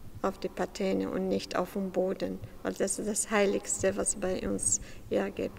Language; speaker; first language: German; non-native, fluent; Syriac